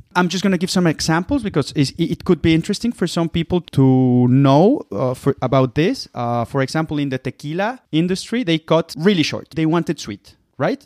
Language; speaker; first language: English; non-native, fluent; Spanish